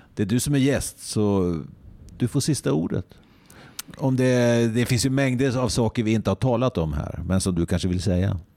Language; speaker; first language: Swedish; native; Swedish